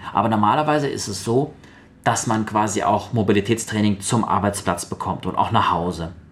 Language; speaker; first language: German; early bilingual, other home language; Russian